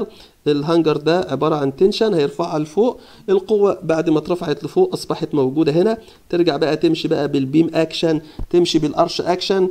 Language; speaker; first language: Arabic; native; Arabic